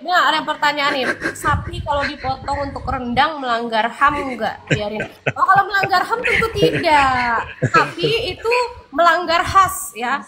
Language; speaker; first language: Indonesian; native; Indonesian